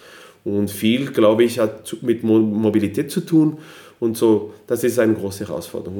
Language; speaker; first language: German; non-native, fluent; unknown